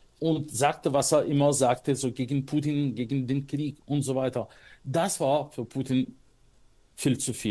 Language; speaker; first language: German; non-native, fluent; Russian